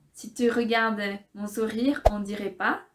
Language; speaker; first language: French; non-native, fluent; Spanish